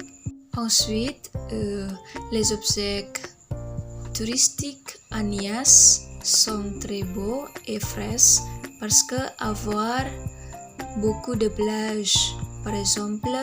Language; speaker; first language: French; non-native, learner; Indonesian